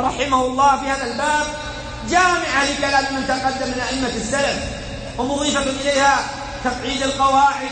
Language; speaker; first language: Arabic; native; Arabic